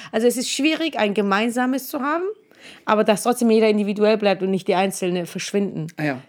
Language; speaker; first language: German; non-native, fluent; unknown